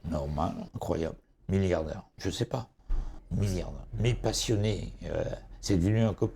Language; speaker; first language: French; native; French